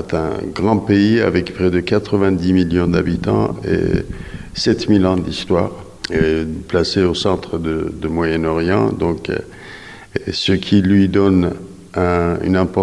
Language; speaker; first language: French; non-native, fluent; Persian